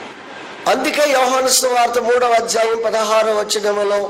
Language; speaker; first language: Telugu; native; Telugu